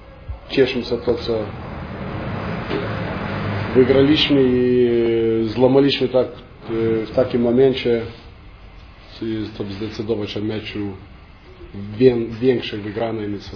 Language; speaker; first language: Polish; non-native, learner; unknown